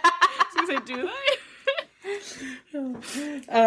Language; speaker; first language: English; native; English